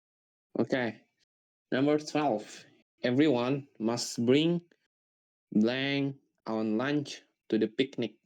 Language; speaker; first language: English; non-native, learner; Indonesian